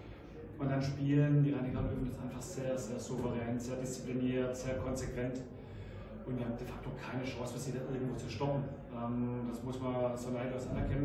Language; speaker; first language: German; native; German